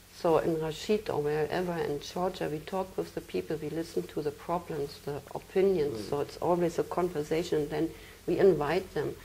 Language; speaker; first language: English; non-native, fluent; German